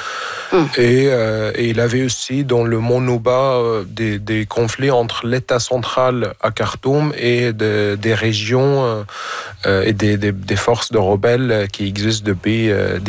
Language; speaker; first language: French; non-native, fluent; Arabic